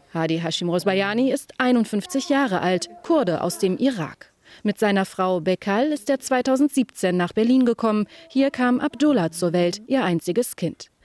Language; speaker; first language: German; native; German